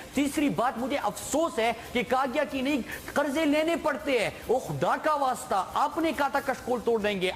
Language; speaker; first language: Urdu; non-native, local second language; Pashto